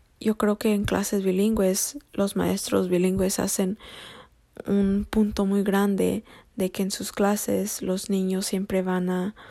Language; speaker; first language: Spanish; early bilingual, heritage; Spanish